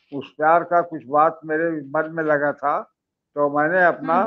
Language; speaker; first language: Hindi; native; Hindi